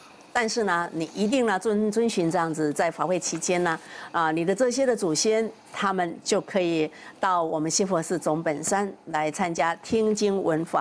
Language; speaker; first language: Chinese; native; Chinese